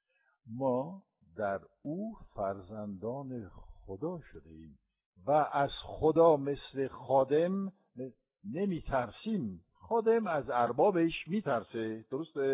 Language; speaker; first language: Persian; non-native, fluent; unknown